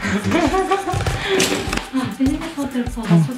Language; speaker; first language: Korean; non-native, learner; Japanese